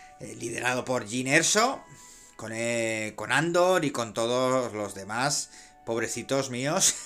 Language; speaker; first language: Spanish; native; Spanish